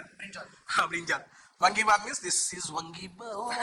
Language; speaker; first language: Telugu; native; Telugu